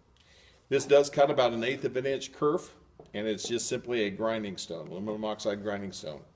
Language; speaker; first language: English; native; English